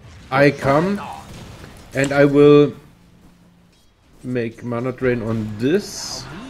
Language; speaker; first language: English; non-native, fluent; German